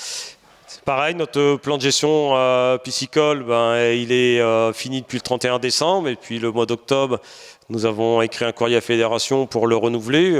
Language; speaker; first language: French; native; French